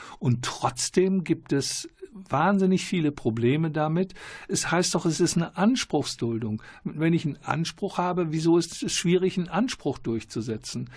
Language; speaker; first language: German; native; German